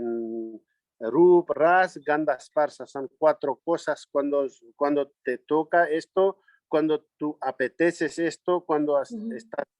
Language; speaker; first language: Spanish; non-native, learner; Nepali